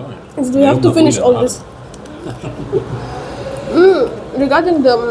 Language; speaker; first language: English; non-native, local second language; Arabic